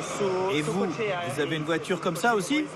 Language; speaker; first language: French; native; French